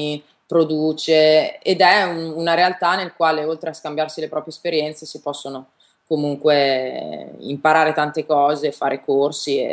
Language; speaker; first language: Italian; native; Italian